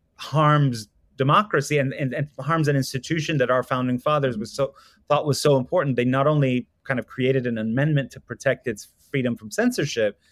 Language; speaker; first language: English; non-native, fluent; Persian